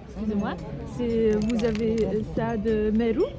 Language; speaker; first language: French; non-native, fluent; Polish